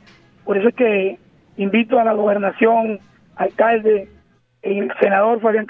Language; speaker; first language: Spanish; native; Spanish